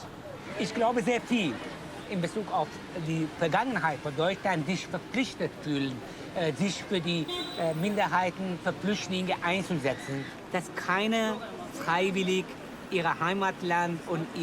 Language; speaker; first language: German; non-native, fluent; Persian